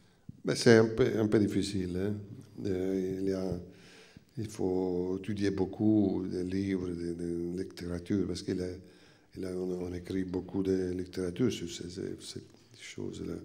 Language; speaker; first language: French; non-native, fluent; Italian